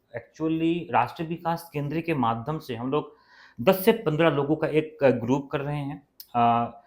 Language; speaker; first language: Hindi; non-native, local second language; Bangla